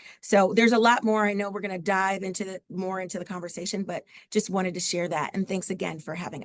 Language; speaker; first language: English; native; English